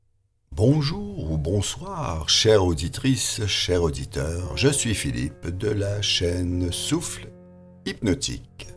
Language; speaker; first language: French; native; French